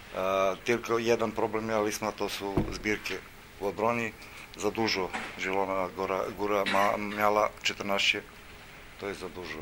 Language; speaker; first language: Polish; non-native, learner; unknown